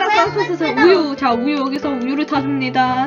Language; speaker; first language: Korean; native; Korean